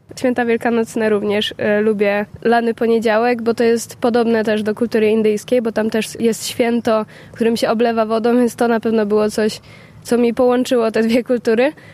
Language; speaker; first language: Polish; early bilingual, other home language; Hindi